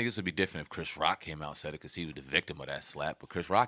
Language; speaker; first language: English; native; English